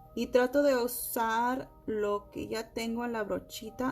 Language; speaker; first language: Spanish; early bilingual, heritage; Spanish